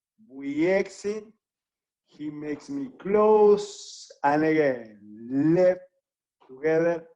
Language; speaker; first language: English; non-native, fluent; Spanish